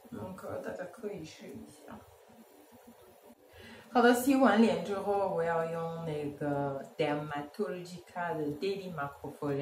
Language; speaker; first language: Chinese; non-native, fluent; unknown